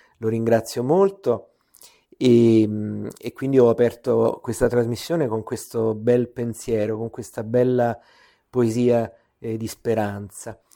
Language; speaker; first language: Italian; native; Italian